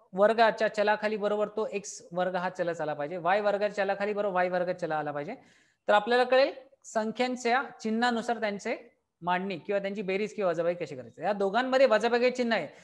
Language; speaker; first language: Marathi; native; Marathi